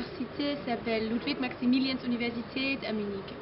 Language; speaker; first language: French; non-native, fluent; German